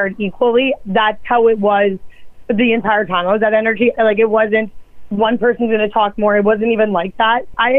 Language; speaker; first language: English; native; English